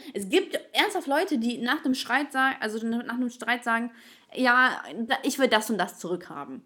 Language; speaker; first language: German; early bilingual, other home language; Ukrainian